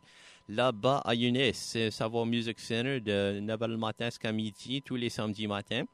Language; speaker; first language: French; native; French